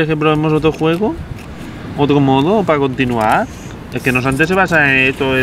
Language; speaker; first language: Spanish; native; Spanish